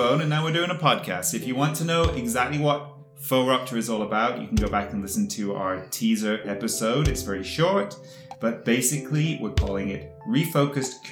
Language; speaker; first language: English; native; English